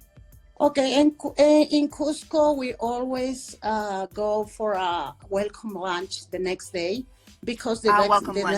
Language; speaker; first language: English; non-native, fluent; Spanish